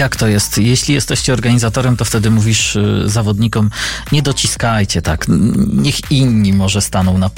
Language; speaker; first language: Polish; native; Polish